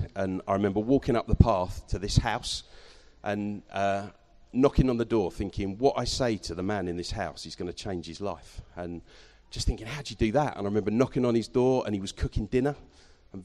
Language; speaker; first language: English; native; English